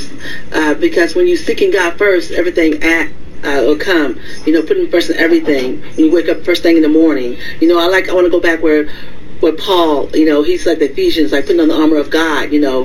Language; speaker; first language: English; native; English